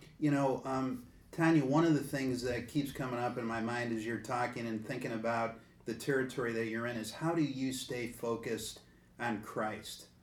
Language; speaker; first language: English; native; English